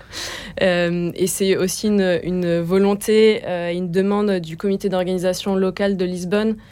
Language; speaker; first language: French; native; French